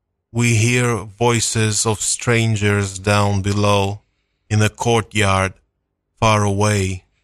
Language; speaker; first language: English; non-native, fluent; Ukrainian